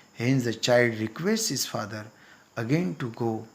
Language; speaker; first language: English; non-native, local second language; Marathi